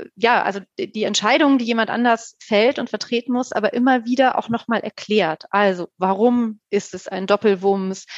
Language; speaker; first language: German; native; German